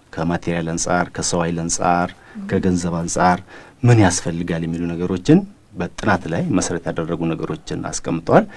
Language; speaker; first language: Amharic; non-native, local second language; Oromo